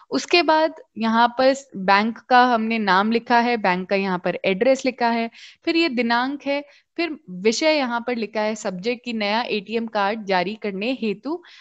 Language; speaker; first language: Hindi; native; Hindi